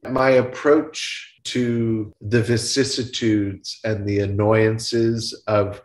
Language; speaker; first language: English; native; English